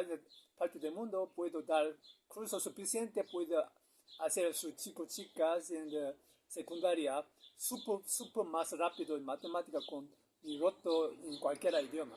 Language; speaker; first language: Spanish; non-native, learner; Korean